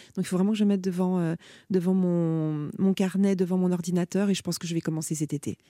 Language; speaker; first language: French; native; French